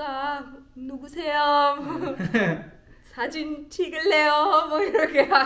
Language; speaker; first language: Korean; non-native, learner; German